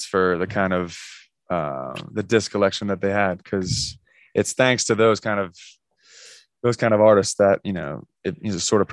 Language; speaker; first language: English; native; English